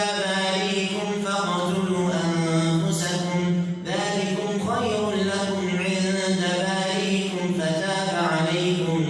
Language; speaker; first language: Arabic; native; Arabic